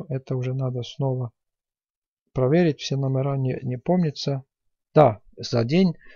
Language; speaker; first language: Russian; non-native, fluent; Estonian